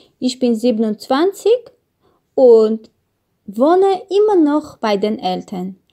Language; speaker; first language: German; non-native, learner; Armenian